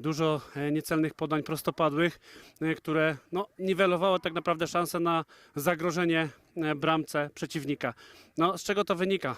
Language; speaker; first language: Polish; native; Polish